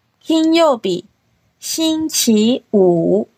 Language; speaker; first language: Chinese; non-native, learner; Korean